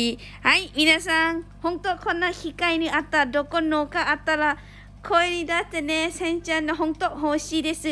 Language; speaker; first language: Japanese; non-native, learner; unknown